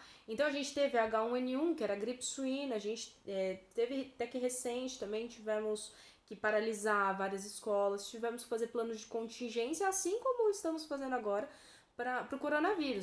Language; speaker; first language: Portuguese; native; Portuguese